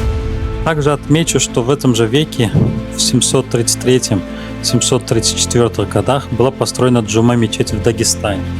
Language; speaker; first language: Russian; native; Russian